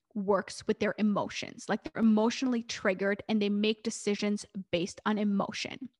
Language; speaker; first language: English; early bilingual, other home language; Hebrew